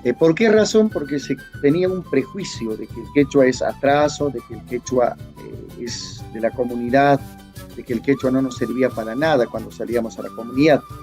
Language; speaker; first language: Spanish; non-native, local second language; Quechua